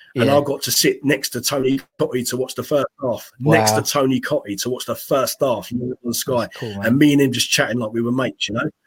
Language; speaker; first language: English; native; English